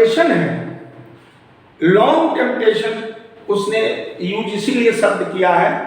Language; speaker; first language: Hindi; native; Hindi